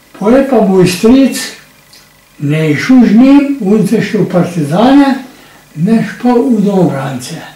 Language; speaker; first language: Slovenian; native; Slovenian